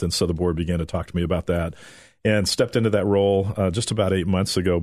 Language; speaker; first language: English; native; English